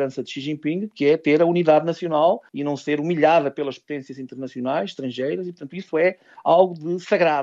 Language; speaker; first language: Portuguese; native; Portuguese